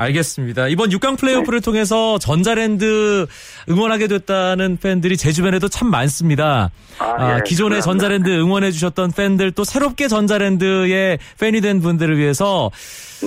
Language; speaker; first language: Korean; native; Korean